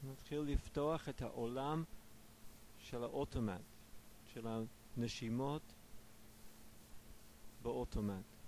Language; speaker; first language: Hebrew; non-native, fluent; English